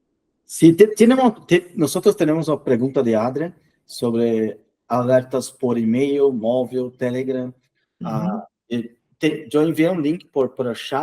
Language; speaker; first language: Spanish; non-native, fluent; Portuguese